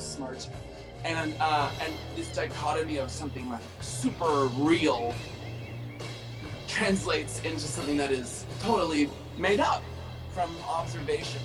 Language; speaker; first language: English; native; English